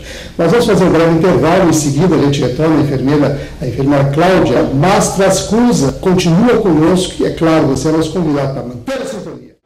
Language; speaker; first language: Portuguese; native; Portuguese